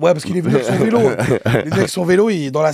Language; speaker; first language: French; native; French